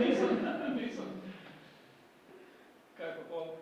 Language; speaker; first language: Slovenian; early bilingual, heritage; Slovenian